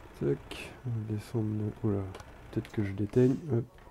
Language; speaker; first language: French; native; French